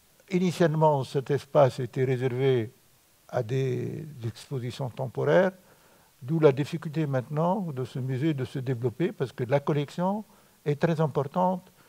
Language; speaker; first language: French; non-native, local second language; Arabic